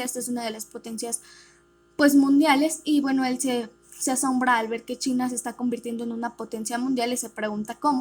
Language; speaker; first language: Spanish; native; Spanish